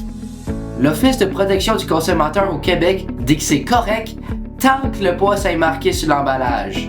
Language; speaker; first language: French; native; French